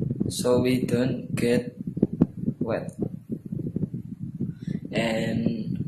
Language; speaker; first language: English; non-native, learner; Indonesian